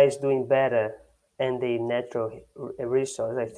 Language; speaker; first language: English; non-native, learner; Portuguese